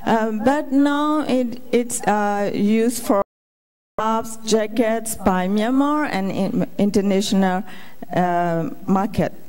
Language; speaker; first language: English; non-native, fluent; Burmese